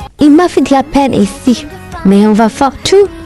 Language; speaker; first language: French; non-native, learner; Arabic